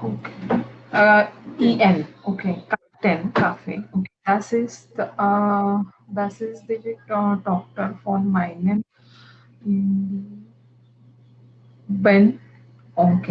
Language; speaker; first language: German; non-native, learner; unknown